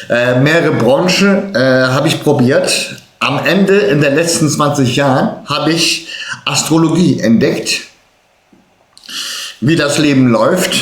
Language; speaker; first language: German; early bilingual, other home language; Turkish